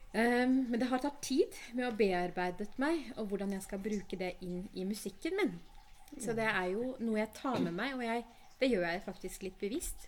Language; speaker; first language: Norwegian; early bilingual, other home language; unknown